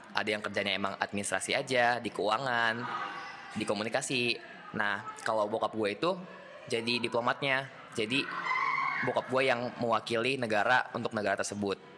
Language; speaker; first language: Indonesian; native; Indonesian